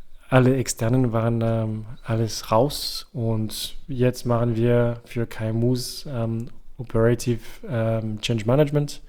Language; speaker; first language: German; non-native, fluent; French